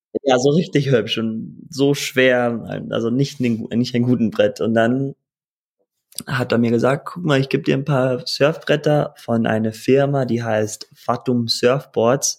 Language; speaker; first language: German; early bilingual, heritage; German